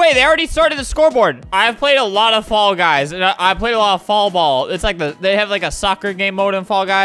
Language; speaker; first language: English; native; English